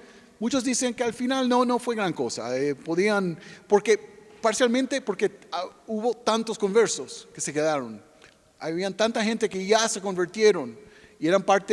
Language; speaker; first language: Spanish; non-native, fluent; English